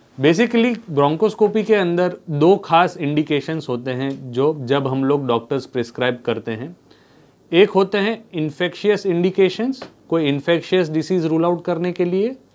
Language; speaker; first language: Hindi; non-native, local second language; Gujarati